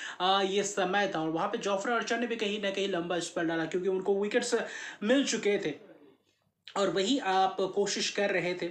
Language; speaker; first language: Hindi; native; Hindi